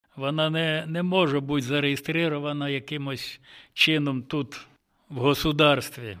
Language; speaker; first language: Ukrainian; native; Ukrainian